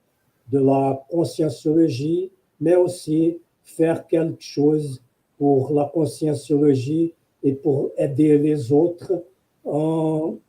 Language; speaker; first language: French; non-native, fluent; Portuguese